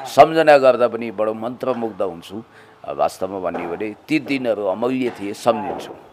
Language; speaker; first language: Nepali; native; Nepali